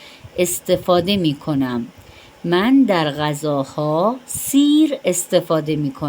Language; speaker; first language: Persian; non-native, fluent; Urdu